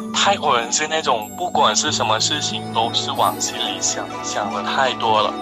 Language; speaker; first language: Chinese; non-native, fluent; Thai